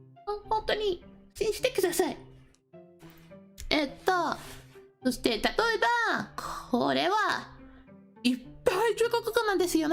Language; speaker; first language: Japanese; non-native, learner; English